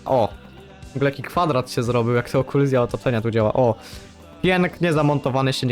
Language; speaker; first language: Polish; native; Polish